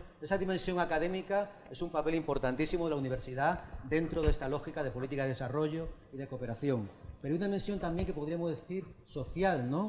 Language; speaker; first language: Spanish; native; Spanish